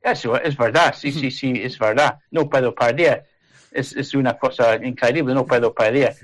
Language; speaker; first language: Spanish; non-native, learner; English